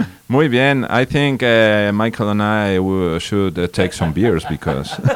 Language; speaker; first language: English; non-native, learner; Spanish